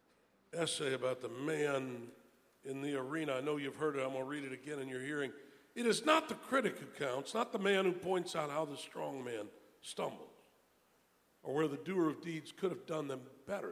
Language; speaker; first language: English; native; English